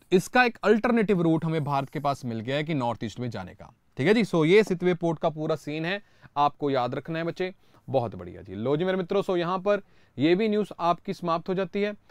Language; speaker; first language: Hindi; non-native, local second language; Punjabi